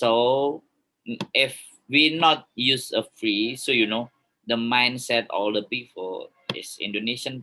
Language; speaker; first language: English; non-native, learner; Indonesian